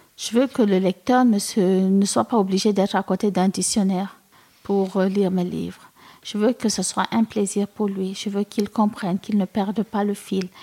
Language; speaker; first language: French; non-native, local second language; Fula